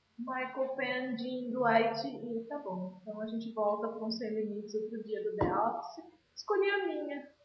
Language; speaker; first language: Portuguese; native; Portuguese